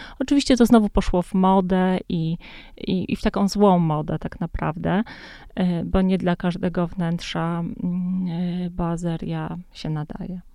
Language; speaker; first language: Polish; native; Polish